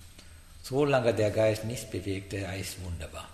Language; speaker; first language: German; non-native, fluent; Sinhala